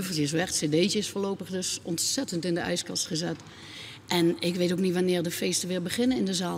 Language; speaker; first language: Dutch; native; Dutch